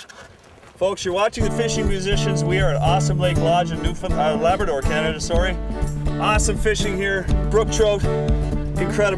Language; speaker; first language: English; native; English